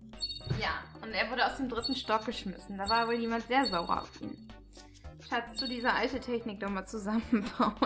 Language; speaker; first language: German; native; German